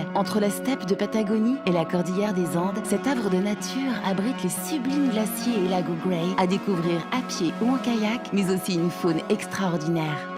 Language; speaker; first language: French; native; French